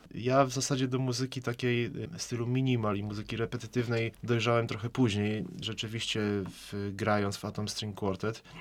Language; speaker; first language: Polish; native; Polish